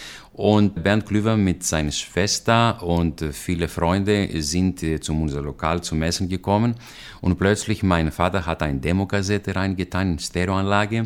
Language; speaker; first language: German; non-native, fluent; Greek